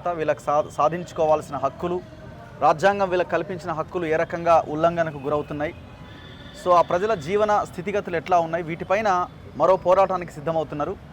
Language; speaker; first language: Telugu; native; Telugu